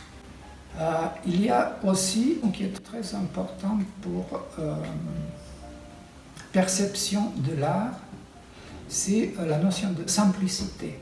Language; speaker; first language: French; non-native, fluent; Serbian